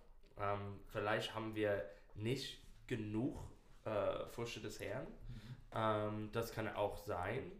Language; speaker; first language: German; non-native, learner; English